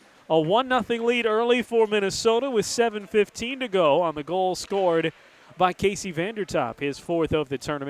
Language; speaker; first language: English; native; English